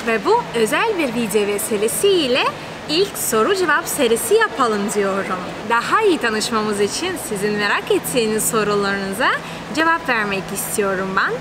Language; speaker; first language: Turkish; non-native, fluent; Russian